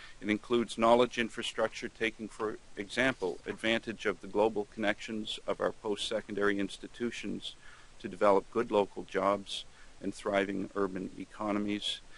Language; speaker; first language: English; native; English